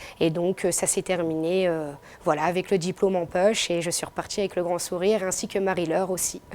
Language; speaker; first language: French; native; French